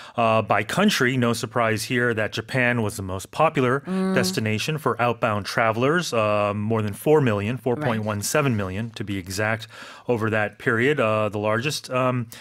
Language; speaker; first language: English; native; English